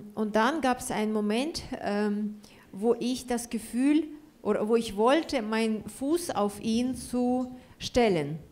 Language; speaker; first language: German; non-native, fluent; Russian